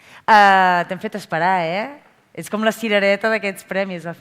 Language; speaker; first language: Catalan; native; Catalan